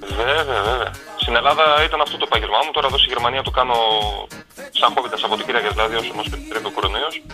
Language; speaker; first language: Greek; native; Greek